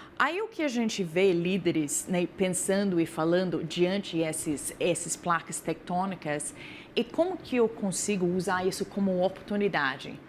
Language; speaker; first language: Portuguese; non-native, fluent; English